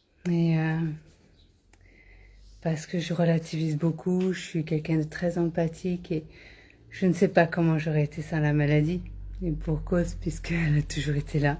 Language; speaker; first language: French; native; French